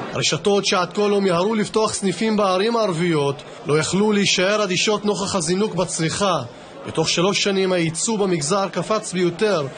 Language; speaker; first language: Hebrew; non-native, local second language; Arabic